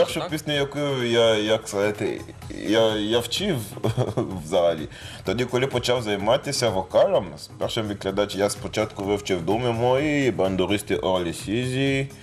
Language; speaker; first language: Ukrainian; non-native, fluent; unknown